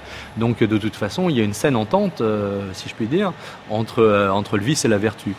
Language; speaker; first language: French; native; French